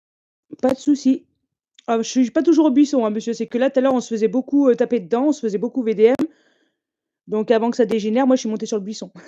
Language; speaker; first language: French; native; French